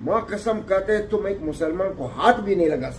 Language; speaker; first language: Hindi; non-native, learner; Arabic